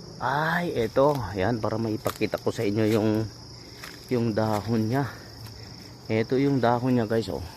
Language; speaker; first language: Filipino; non-native, local second language; Iloko